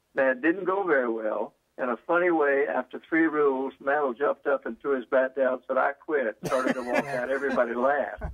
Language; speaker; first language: English; native; English